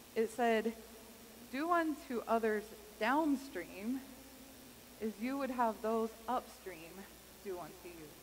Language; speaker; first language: English; native; English